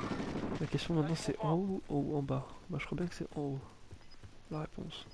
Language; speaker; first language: French; native; French